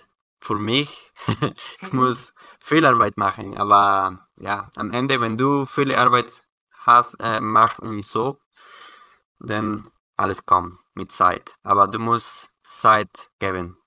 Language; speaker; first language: German; non-native, learner; Spanish